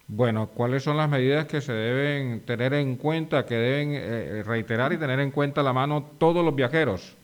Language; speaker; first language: Spanish; native; Spanish